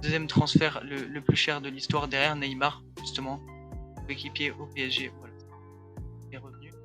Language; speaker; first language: French; native; French